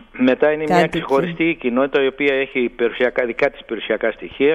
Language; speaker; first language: Greek; native; Greek